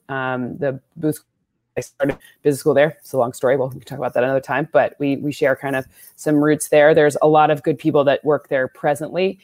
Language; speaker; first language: English; native; English